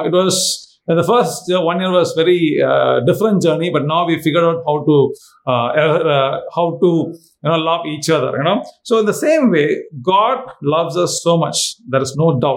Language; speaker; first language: English; non-native, local second language; Tamil